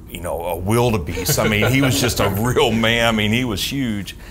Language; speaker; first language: English; native; English